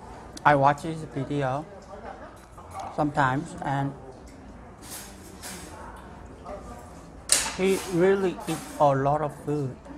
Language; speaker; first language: English; non-native, fluent; Korean